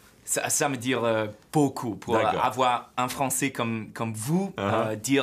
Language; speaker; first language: French; non-native, learner; English